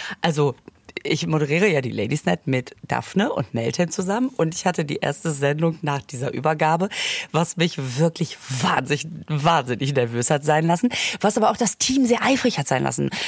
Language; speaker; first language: German; native; German